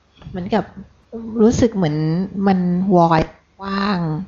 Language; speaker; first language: Thai; native; Thai